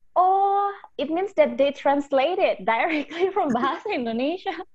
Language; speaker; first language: English; non-native, fluent; Indonesian